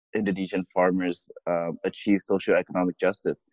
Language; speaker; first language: English; non-native, fluent; Indonesian